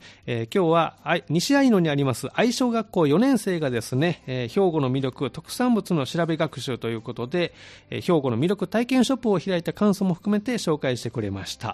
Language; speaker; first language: Japanese; native; Japanese